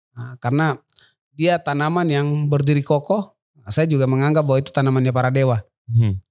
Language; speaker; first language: Indonesian; native; Indonesian